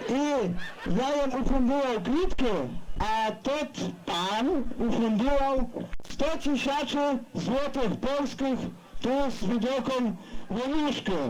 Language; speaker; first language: Polish; non-native, local second language; Rusyn